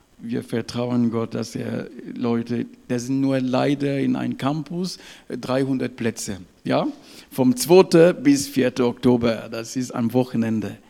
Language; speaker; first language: German; non-native, fluent; French